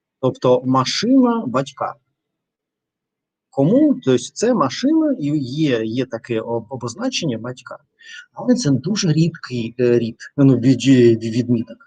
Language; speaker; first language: Ukrainian; non-native, learner; Russian